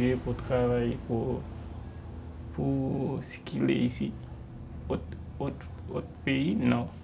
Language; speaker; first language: French; non-native, learner; Haitian Creole